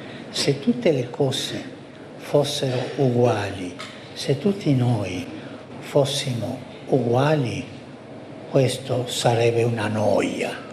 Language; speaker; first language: Italian; non-native, fluent; Spanish